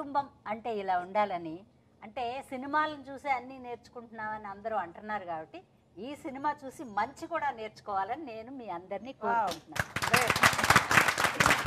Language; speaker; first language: Telugu; native; Telugu